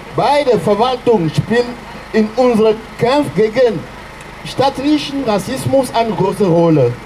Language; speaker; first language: German; non-native, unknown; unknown